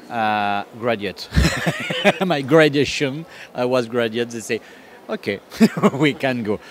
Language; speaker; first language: English; non-native, learner; French